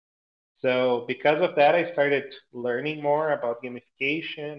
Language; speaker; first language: English; non-native, fluent; Portuguese